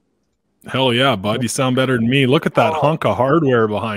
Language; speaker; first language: English; native; English